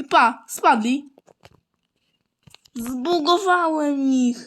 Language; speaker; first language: Polish; native; Polish